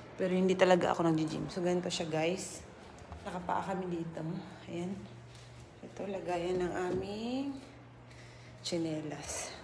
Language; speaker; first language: Filipino; native; Filipino